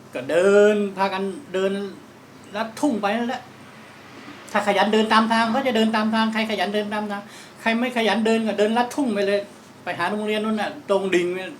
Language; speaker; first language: Thai; non-native, local second language; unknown